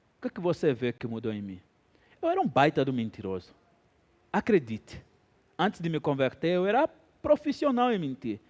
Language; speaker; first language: Portuguese; native; Portuguese